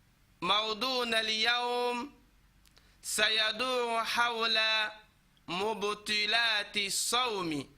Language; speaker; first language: Arabic; non-native, fluent; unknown